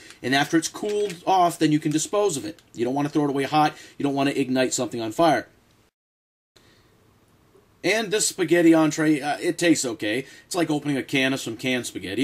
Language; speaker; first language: English; native; English